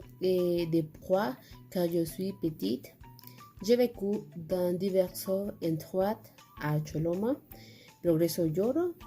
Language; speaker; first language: French; non-native, learner; Spanish